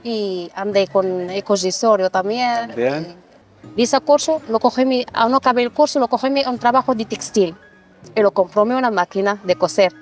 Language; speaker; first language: Spanish; non-native, learner; Arabic